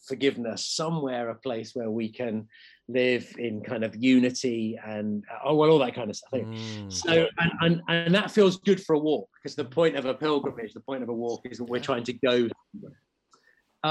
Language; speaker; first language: English; native; English